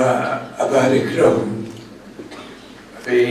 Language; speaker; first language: Arabic; native; Arabic